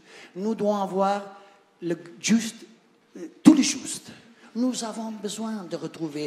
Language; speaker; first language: French; non-native, learner; Italian